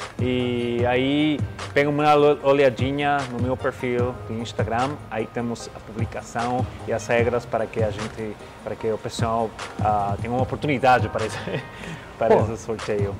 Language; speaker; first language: Portuguese; non-native, learner; Spanish